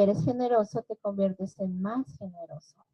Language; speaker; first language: Spanish; native; Spanish